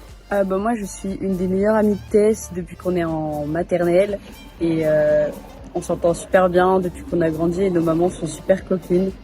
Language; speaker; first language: French; native; French